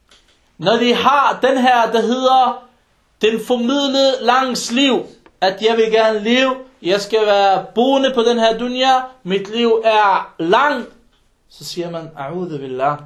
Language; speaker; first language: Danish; early bilingual, other home language; Arabic